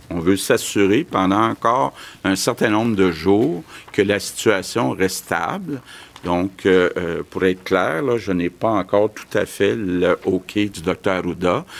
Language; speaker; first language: French; native; French